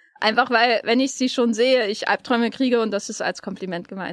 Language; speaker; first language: German; native; German